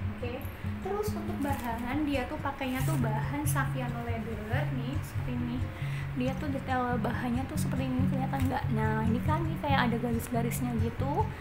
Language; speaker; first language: Indonesian; non-native, local second language; Javanese